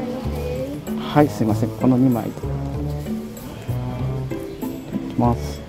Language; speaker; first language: Japanese; native; Japanese